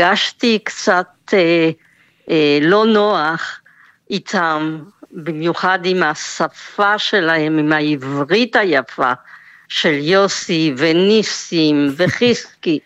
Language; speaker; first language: Hebrew; non-native, fluent; French